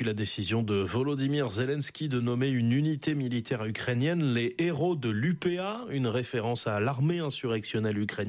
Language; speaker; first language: French; native; French